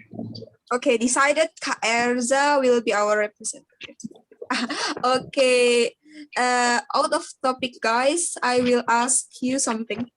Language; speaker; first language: English; non-native, learner; Indonesian